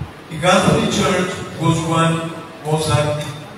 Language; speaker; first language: English; non-native, learner; Spanish